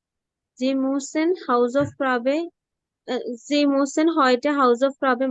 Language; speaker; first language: German; non-native, learner; Bangla